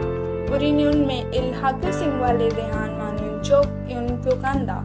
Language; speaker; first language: Korean; non-native, learner; Hindi